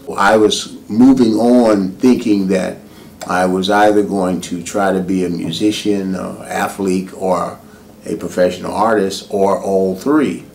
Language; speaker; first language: English; native; English